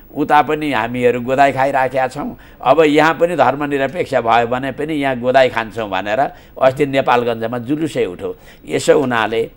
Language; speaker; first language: Nepali; native; Nepali